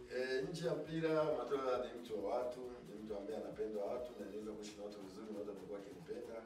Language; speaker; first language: Swahili; native; Swahili